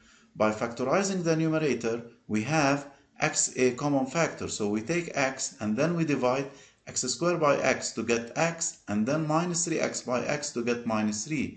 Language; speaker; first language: English; non-native, local second language; Arabic